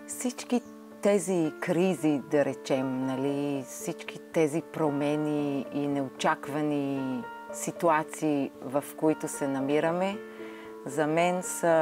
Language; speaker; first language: Bulgarian; non-native, fluent; Hebrew